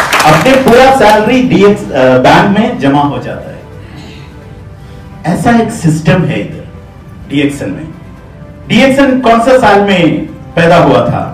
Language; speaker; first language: Hindi; non-native, fluent; Bangla